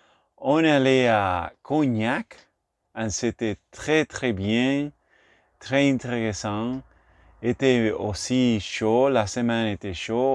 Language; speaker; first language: French; non-native, learner; Spanish